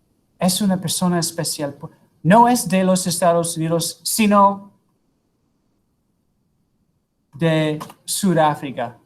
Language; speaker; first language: Spanish; non-native, fluent; English